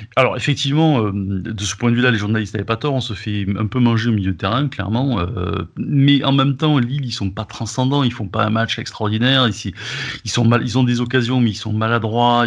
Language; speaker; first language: French; native; French